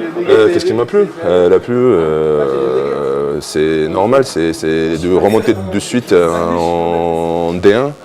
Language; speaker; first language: French; non-native, fluent; Bosnian